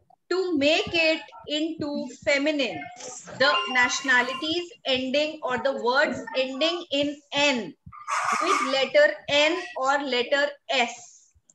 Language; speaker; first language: English; non-native, local second language; Hindi